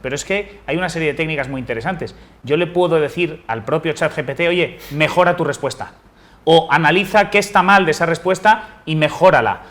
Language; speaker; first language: Spanish; native; Spanish